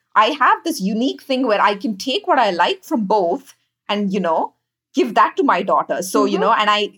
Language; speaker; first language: English; non-native, local second language; Kannada